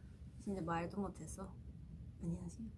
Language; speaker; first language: Korean; non-native, fluent; Thai